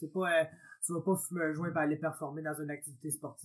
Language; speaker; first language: French; native; French